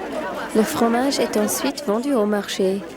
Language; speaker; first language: French; native; French